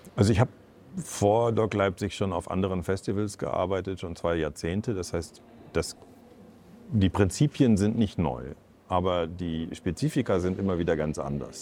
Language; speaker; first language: German; native; German